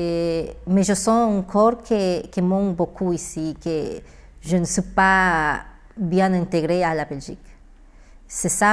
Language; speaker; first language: French; non-native, learner; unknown